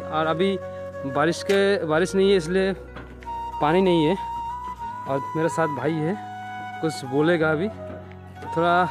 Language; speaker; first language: Hindi; non-native, local second language; Bangla